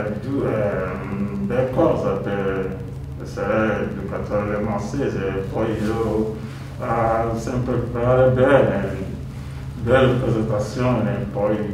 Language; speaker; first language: Italian; non-native, learner; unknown